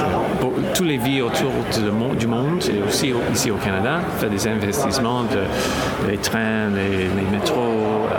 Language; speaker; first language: French; non-native, local second language; English